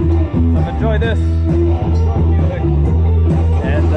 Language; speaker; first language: Spanish; non-native, fluent; English